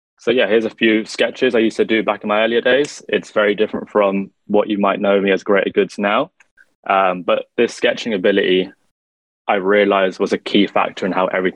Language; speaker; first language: English; native; English